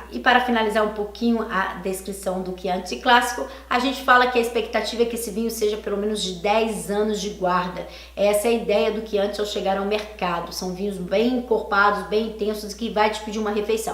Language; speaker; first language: Portuguese; native; Portuguese